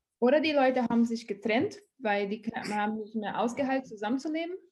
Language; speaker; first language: German; non-native, learner; Portuguese